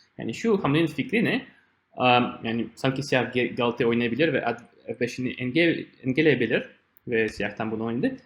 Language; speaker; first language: Turkish; non-native, fluent; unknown